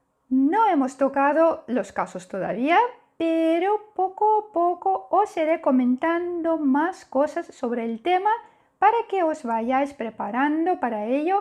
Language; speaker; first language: Spanish; non-native, fluent; Russian